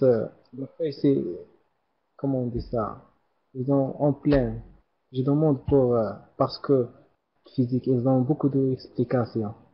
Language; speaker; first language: French; non-native, learner; Arabic